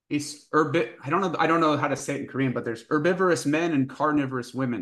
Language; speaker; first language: English; native; English